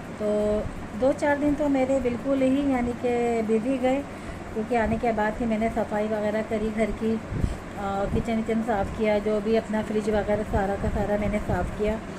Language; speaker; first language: Urdu; native; Urdu